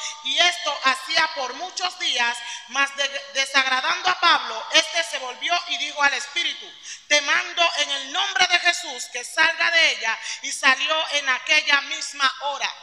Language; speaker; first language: Spanish; native; Spanish